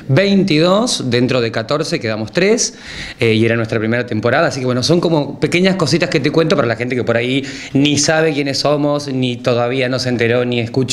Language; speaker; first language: Spanish; native; Spanish